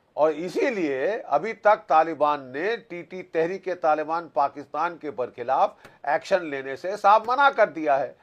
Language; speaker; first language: Hindi; native; Hindi